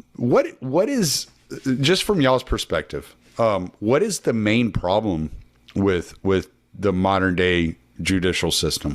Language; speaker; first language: English; native; English